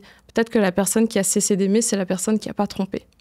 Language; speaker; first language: French; native; French